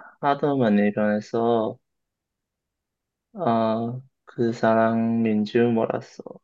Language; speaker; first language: Korean; non-native, learner; Chinese